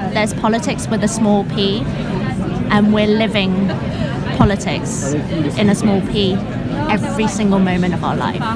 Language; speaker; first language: English; early bilingual, other home language; Chinese